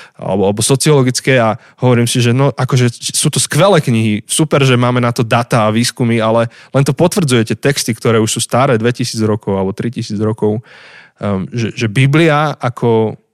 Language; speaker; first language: Slovak; native; Slovak